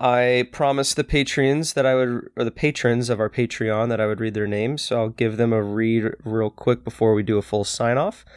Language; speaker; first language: English; native; English